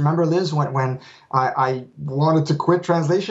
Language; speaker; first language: English; non-native, fluent; French